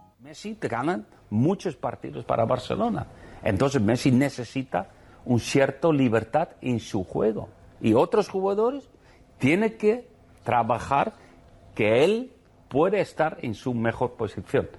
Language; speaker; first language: Spanish; non-native, fluent; Dutch